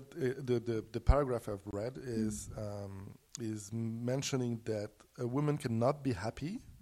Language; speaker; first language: English; non-native, fluent; French